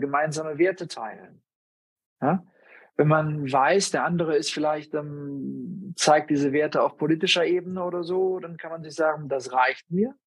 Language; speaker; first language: German; native; German